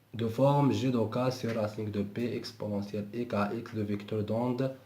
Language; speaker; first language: French; non-native, local second language; Arabic